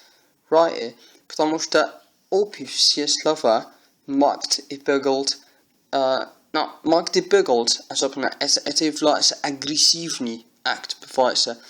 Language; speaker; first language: Russian; non-native, learner; English